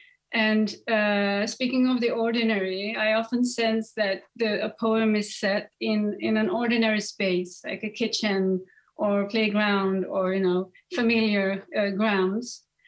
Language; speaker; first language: English; non-native, fluent; Swedish